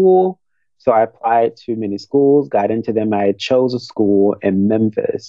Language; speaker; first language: English; native; English